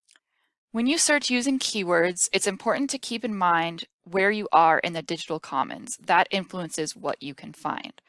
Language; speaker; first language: English; native; English